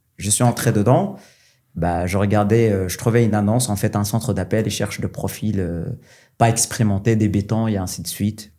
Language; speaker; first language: French; non-native, local second language; Arabic